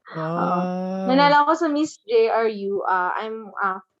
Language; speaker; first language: Filipino; non-native, local second language; Hiligaynon